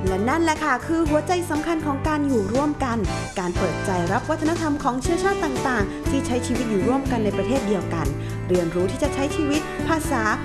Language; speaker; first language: Thai; native; Thai